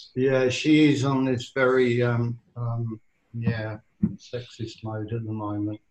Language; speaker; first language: English; early bilingual, other home language; Hindi